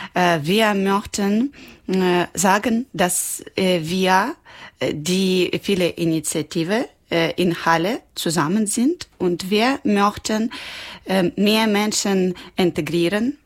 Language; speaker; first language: German; non-native, learner; Ukrainian